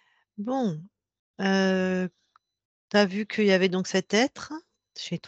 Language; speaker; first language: French; native; French